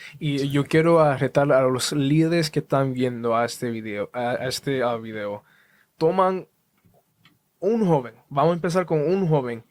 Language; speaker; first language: Spanish; early bilingual, heritage; Spanish